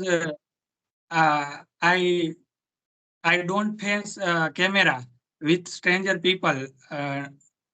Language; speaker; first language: English; non-native, learner; Gujarati